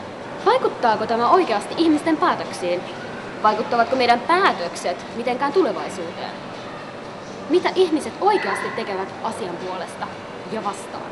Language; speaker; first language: Finnish; native; Finnish